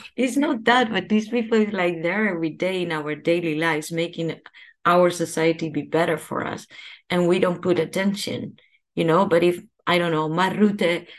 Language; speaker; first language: English; non-native, fluent; Spanish